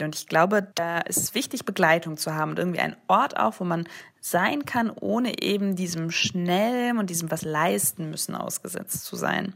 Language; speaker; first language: German; native; German